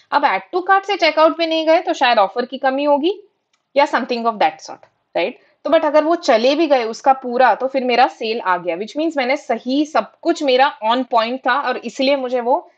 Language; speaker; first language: Hindi; non-native, local second language; Marathi